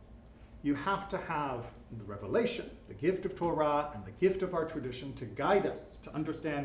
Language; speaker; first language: English; native; English